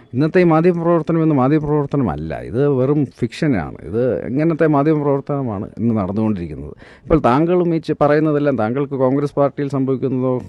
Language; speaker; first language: Malayalam; native; Malayalam